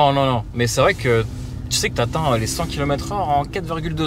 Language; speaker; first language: French; native; French